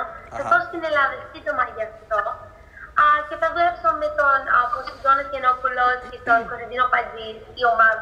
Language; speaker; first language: Greek; early bilingual, heritage; Greek